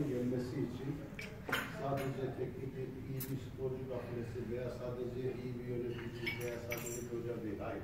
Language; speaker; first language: Turkish; native; Turkish